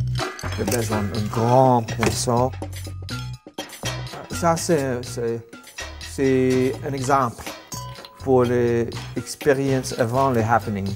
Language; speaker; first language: French; non-native, learner; English